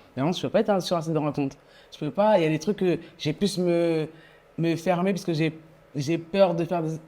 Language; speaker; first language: French; native; French